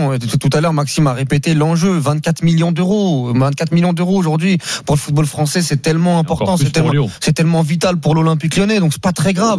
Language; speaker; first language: French; native; French